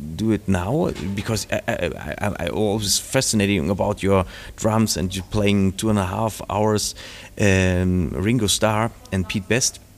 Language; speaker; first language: English; non-native, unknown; German